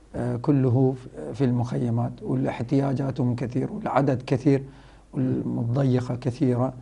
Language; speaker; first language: Arabic; non-native, fluent; Rohingya